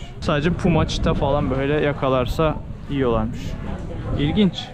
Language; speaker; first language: Turkish; native; Turkish